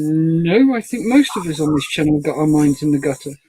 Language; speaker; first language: English; native; English